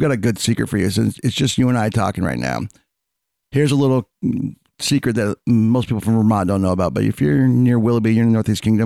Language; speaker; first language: English; native; English